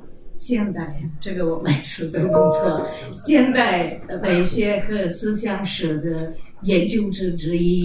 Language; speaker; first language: Chinese; non-native, fluent; Czech